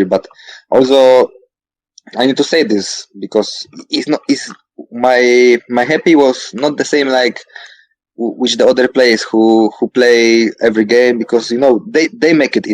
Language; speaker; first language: English; non-native, learner; Polish